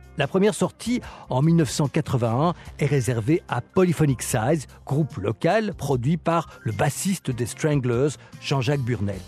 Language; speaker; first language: French; native; French